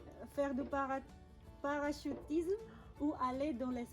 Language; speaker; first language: French; non-native, learner; Indonesian